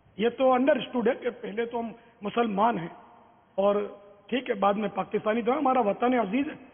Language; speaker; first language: Urdu; non-native, local second language; Memoni